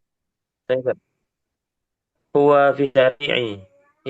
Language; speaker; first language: Arabic; non-native, learner; Indonesian